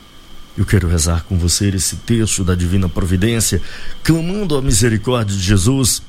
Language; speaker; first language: Portuguese; native; Portuguese